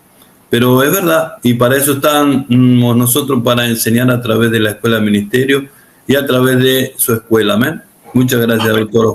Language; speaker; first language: Spanish; non-native, fluent; Portuguese